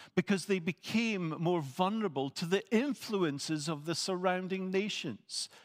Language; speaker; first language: English; native; English